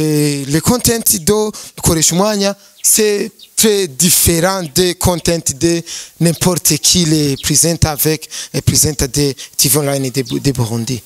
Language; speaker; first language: French; non-native, learner; Rundi